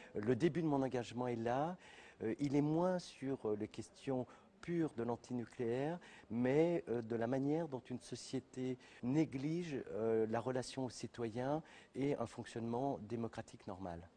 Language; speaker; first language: French; native; French